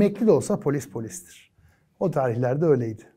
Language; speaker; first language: Turkish; native; Turkish